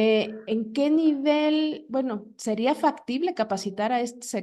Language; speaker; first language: Spanish; native; Spanish